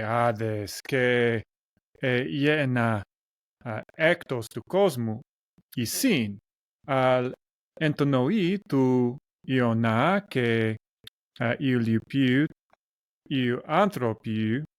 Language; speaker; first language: Greek; non-native, learner; English